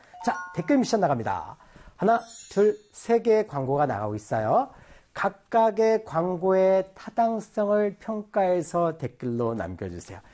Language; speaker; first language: Korean; native; Korean